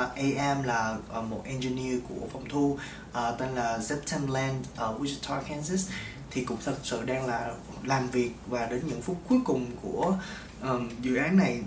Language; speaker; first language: Vietnamese; native; Vietnamese